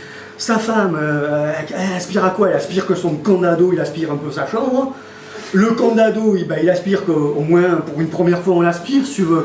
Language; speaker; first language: French; native; French